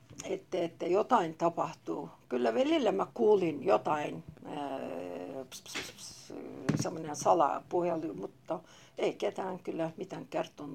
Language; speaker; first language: Finnish; non-native, fluent; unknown